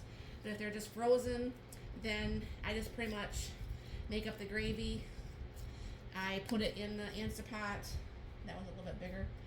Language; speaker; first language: English; native; English